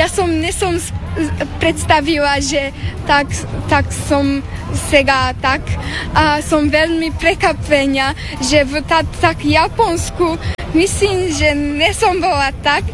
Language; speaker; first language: Slovak; non-native, learner; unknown